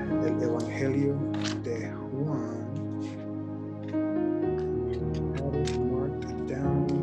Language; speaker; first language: Spanish; early bilingual, heritage; Spanish